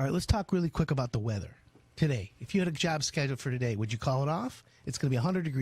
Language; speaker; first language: English; native; English